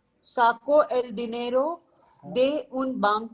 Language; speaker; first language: Spanish; non-native, learner; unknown